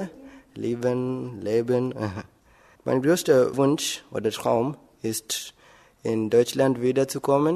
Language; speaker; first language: German; non-native, learner; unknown